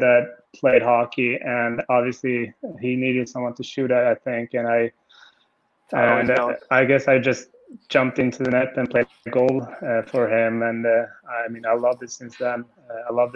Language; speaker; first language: English; non-native, fluent; Swedish